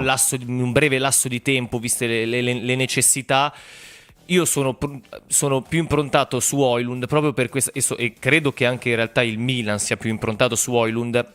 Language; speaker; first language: Italian; native; Italian